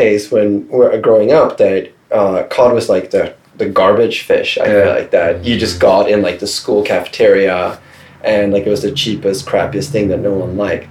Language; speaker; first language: English; non-native, fluent; Swedish